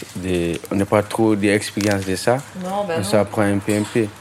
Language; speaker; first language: French; non-native, learner; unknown